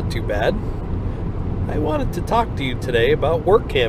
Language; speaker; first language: English; native; English